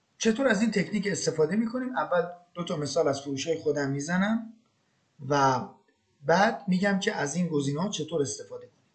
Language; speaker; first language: Persian; non-native, local second language; Azerbaijani